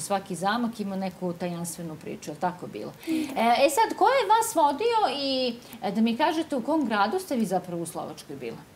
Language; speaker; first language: Serbian; native; Serbian